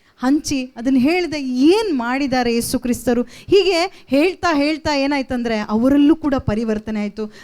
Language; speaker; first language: Kannada; non-native, local second language; Konkani